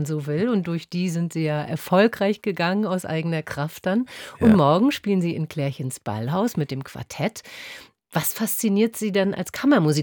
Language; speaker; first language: German; native; German